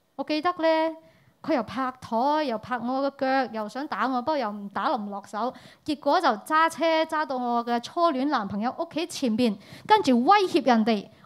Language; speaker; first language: Cantonese; early bilingual, heritage; Cantonese